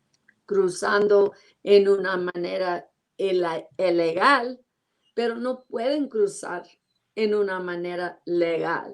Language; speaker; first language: Spanish; non-native, learner; English